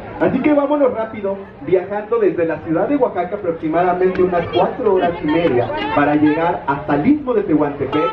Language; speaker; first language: Spanish; native; Spanish